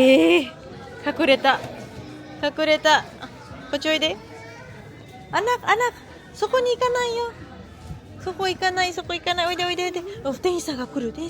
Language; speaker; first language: Japanese; non-native, fluent; Filipino